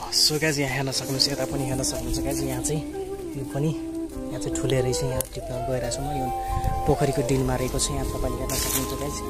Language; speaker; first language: Nepali; non-native, local second language; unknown